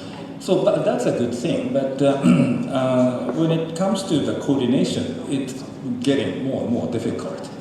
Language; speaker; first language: English; non-native, fluent; Japanese